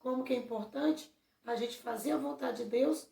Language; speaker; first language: Portuguese; native; Portuguese